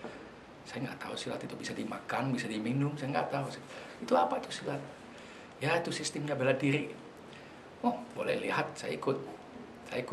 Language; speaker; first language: Indonesian; non-native, fluent; Dutch